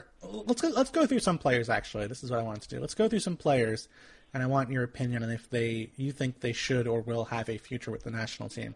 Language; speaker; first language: English; native; English